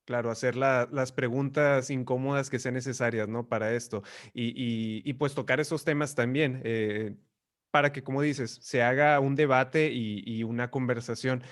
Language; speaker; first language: Spanish; native; Spanish